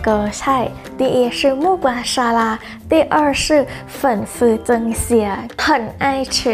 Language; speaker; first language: Chinese; non-native, fluent; Thai